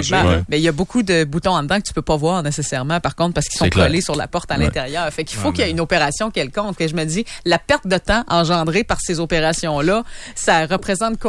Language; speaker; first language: French; native; French